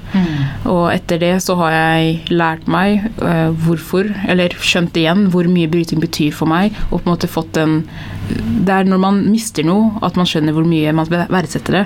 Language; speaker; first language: Norwegian; early bilingual, other home language; Tigrinya